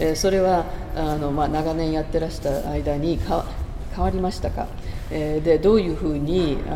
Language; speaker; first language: Japanese; native; Japanese